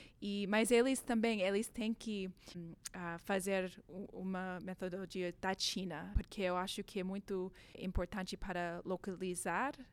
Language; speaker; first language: Portuguese; non-native, learner; English